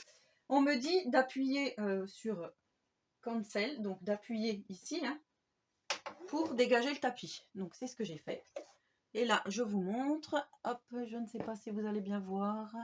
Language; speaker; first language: French; native; French